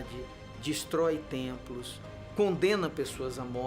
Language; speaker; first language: Portuguese; native; Portuguese